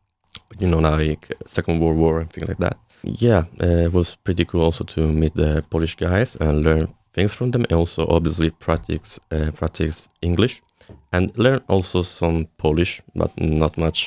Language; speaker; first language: English; non-native, fluent; Italian